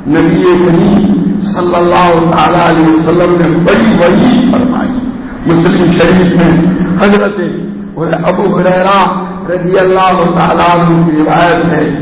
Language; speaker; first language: Urdu; non-native, local second language; Gujarati